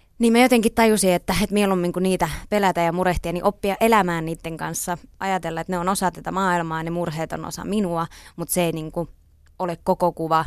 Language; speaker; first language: Finnish; non-native, local second language; Swedish